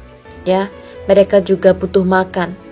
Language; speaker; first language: Indonesian; non-native, local second language; Javanese